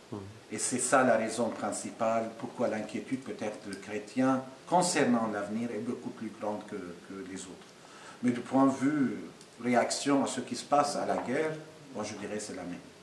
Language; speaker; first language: French; non-native, fluent; Arabic